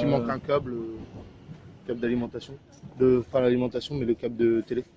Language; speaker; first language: French; native; French